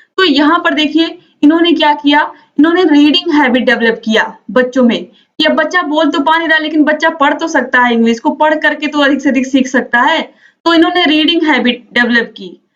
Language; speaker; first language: Hindi; native; Hindi